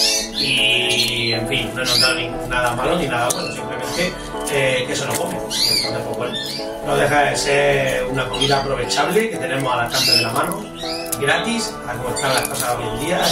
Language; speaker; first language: Spanish; native; Spanish